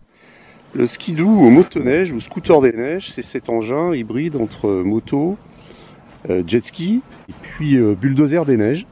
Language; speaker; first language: French; native; French